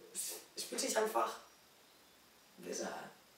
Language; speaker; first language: German; non-native, learner; Spanish